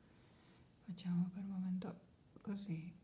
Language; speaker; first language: Italian; non-native, learner; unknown